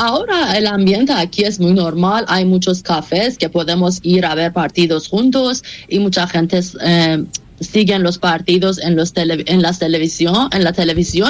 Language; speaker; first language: Spanish; non-native, fluent; Persian